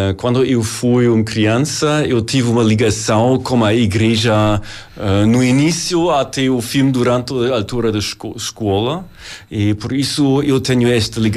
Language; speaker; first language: Portuguese; non-native, learner; German